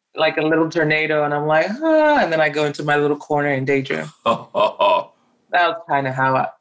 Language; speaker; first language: English; non-native, local second language; Yoruba